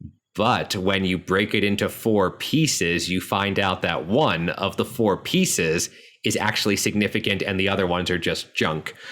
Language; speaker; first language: English; native; English